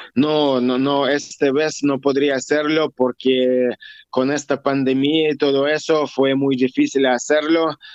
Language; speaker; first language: Spanish; non-native, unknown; Russian